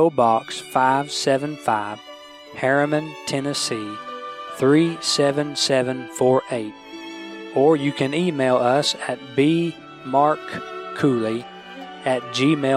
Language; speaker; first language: English; native; English